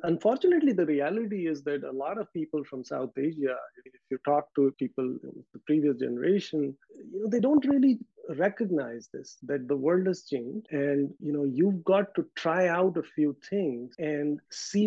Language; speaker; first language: English; non-native, local second language; Urdu